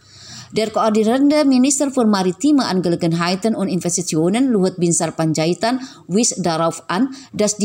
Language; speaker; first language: German; non-native, fluent; Indonesian